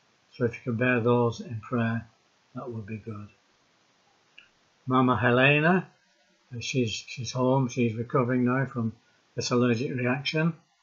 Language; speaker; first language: English; native; English